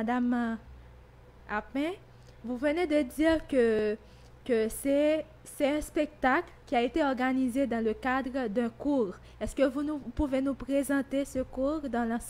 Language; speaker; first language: French; native; French